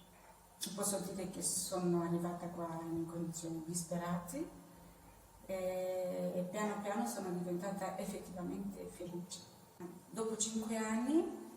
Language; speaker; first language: Italian; non-native, fluent; Romanian